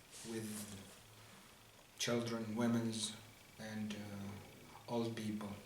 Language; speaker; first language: English; non-native, learner; Arabic